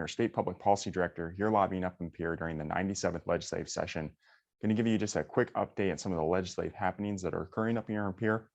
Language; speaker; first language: English; native; English